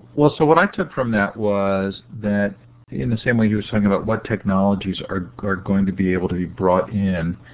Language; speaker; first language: English; native; English